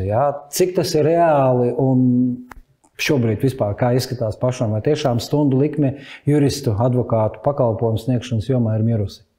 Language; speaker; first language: Latvian; native; Latvian